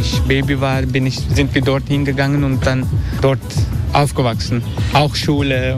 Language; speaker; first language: German; non-native, learner; Turkish